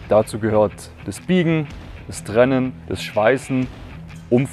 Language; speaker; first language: German; native; German